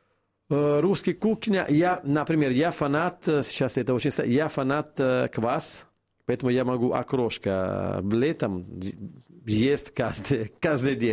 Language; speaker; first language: Russian; non-native, fluent; Italian